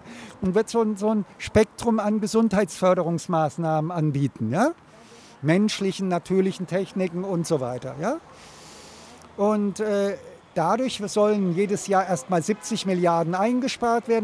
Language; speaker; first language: German; native; German